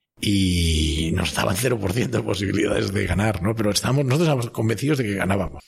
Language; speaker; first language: Spanish; non-native, local second language; Catalan